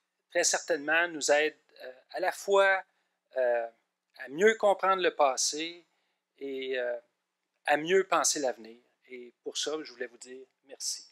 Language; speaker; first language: French; native; French